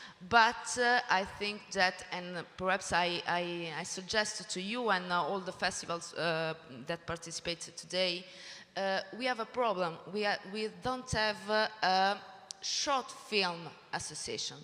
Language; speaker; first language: English; non-native, learner; Italian